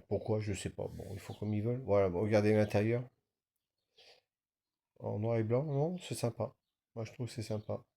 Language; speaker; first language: French; native; French